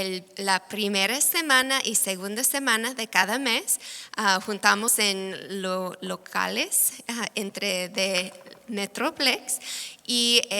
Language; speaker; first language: Spanish; non-native, fluent; English